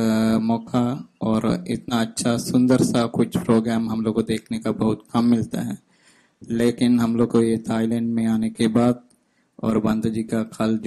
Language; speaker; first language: Hindi; non-native, fluent; Sinhala